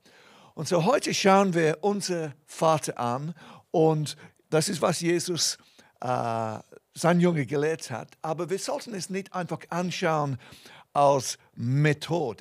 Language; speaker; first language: German; non-native, fluent; English